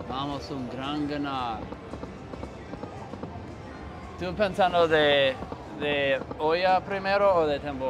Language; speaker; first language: Spanish; non-native, learner; English